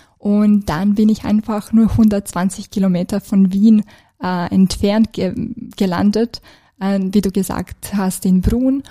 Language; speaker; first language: German; non-native, fluent; Serbian